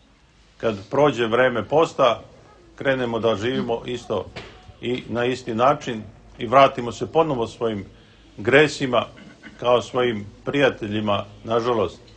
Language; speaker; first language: Serbian; native; Serbian